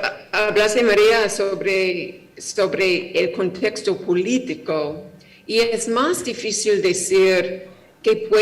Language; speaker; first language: Spanish; non-native, fluent; English